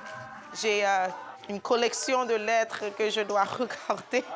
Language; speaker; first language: French; early bilingual, heritage; French